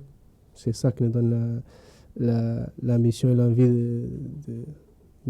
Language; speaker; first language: French; non-native, fluent; Spanish